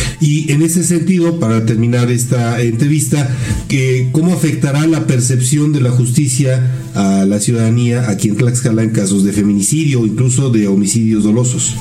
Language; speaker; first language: Spanish; native; Spanish